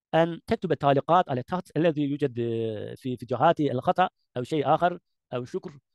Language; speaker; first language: Arabic; non-native, learner; Turkish